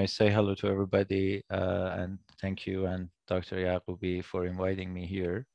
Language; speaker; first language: English; non-native, fluent; Persian